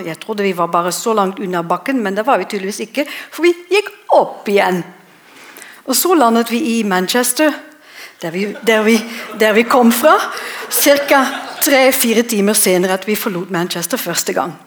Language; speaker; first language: Norwegian; non-native, fluent; English